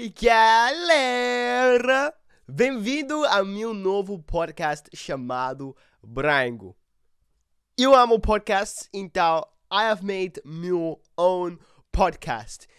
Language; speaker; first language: Portuguese; non-native, learner; English